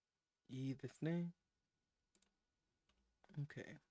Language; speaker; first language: Japanese; non-native, learner; English